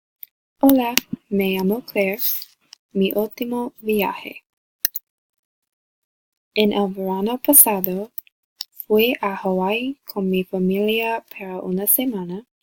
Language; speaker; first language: Spanish; non-native, learner; English